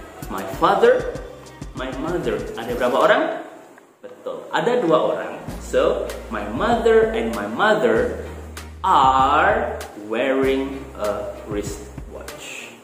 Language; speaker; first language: English; non-native, fluent; Indonesian